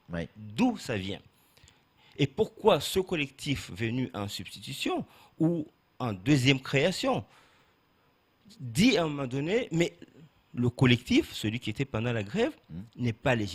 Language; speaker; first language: French; native; French